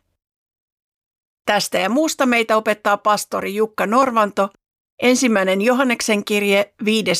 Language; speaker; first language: Finnish; native; Finnish